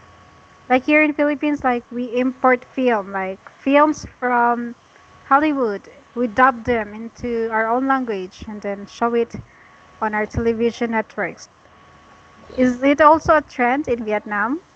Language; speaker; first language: English; non-native, fluent; Cebuano